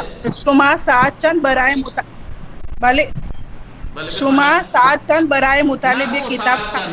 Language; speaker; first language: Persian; non-native, learner; Urdu